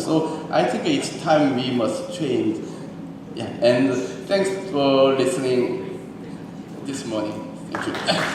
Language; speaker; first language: English; non-native, learner; Korean